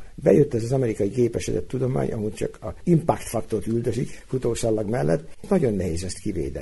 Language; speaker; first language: Hungarian; native; Hungarian